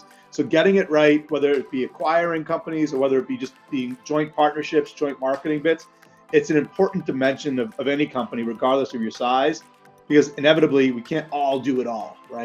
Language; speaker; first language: English; native; English